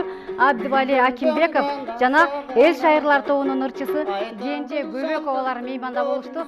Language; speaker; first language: Kyrgyz; native; Kyrgyz